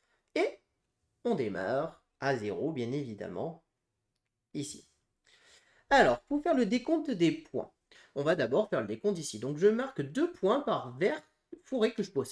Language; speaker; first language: French; native; French